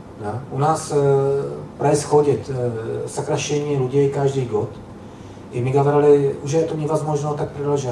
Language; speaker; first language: Russian; non-native, learner; Czech